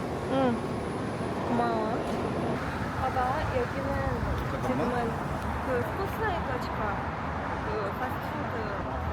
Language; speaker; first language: Korean; non-native, learner; Russian